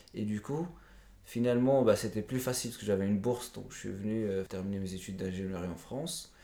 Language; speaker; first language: French; non-native, local second language; Arabic